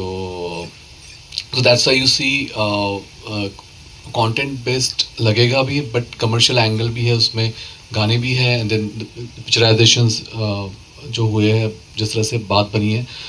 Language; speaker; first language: Hindi; native; Hindi